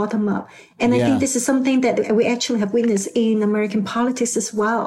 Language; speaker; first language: English; non-native, local second language; Cantonese